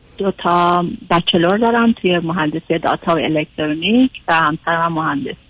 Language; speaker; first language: Persian; native; Persian